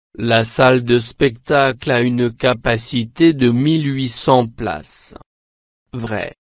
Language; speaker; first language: French; non-native, local second language; Arabic